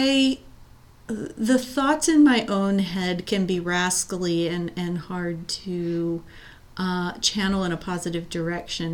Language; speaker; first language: English; native; English